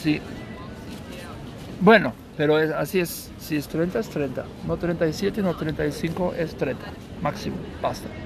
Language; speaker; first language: Spanish; non-native, learner; German